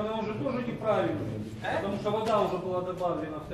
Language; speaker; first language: Russian; native; Russian